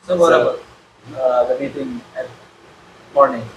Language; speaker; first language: English; non-native, local second language; Indonesian